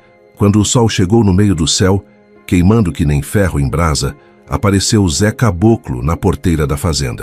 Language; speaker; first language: Portuguese; native; Portuguese